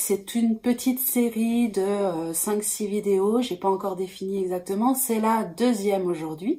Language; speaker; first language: French; native; French